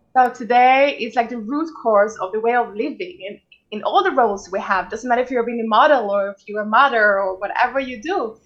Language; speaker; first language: English; non-native, fluent; Swedish